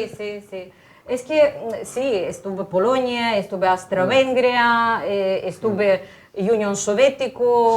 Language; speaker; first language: Spanish; non-native, fluent; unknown